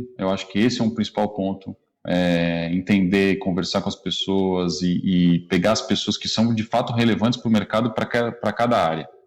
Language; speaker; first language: Portuguese; native; Portuguese